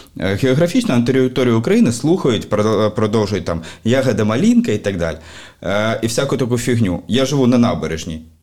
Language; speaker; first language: Ukrainian; native; Ukrainian